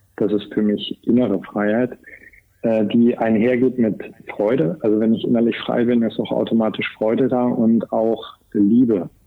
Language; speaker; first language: German; native; German